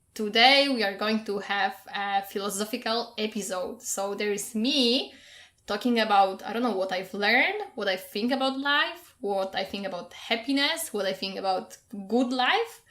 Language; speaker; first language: English; non-native, fluent; Polish